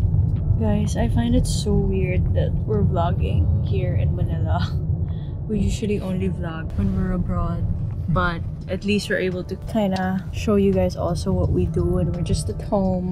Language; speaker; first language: English; non-native, local second language; Filipino